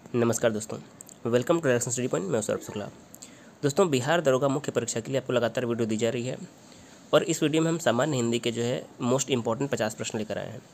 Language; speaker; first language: Hindi; native; Hindi